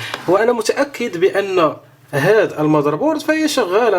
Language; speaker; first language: Arabic; native; Arabic